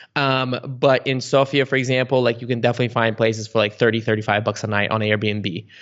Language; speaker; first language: English; early bilingual, other home language; Bulgarian